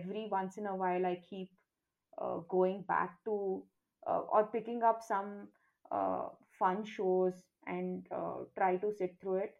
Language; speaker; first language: English; non-native, local second language; Kannada